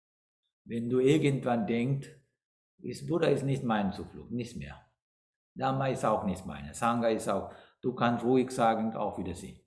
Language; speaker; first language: German; non-native, fluent; Sinhala